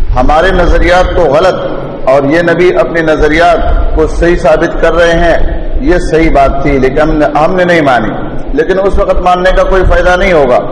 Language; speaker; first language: Urdu; non-native, local second language; Pashto